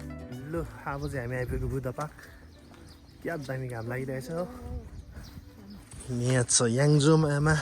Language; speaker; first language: Nepali; non-native, local second language; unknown